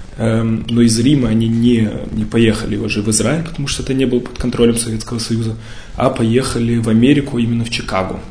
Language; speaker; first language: Russian; early bilingual, heritage; Russian